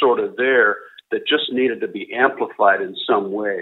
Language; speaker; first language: English; native; English